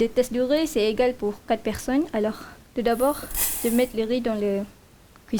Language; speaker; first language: French; non-native, learner; Malay